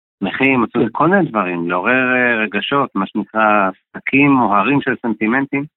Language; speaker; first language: Hebrew; native; Hebrew